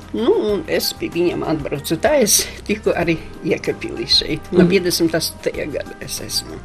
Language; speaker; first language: Latvian; non-native, local second language; Polish